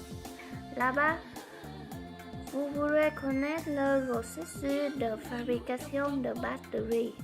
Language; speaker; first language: French; non-native, learner; Vietnamese